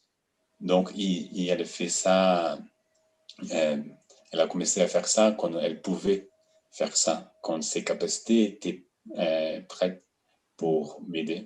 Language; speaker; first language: French; non-native, fluent; Portuguese